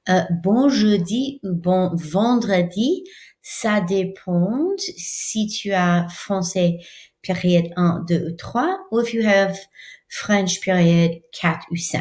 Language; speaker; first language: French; non-native, fluent; English